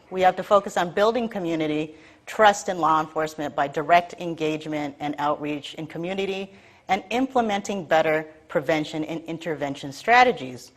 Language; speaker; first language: English; native; English